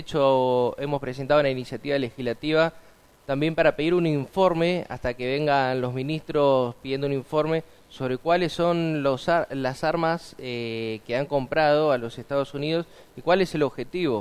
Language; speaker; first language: Spanish; native; Spanish